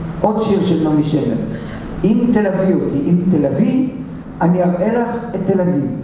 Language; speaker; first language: Hebrew; native; Hebrew